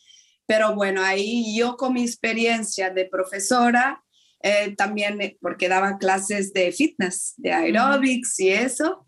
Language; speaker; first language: Spanish; non-native, fluent; Portuguese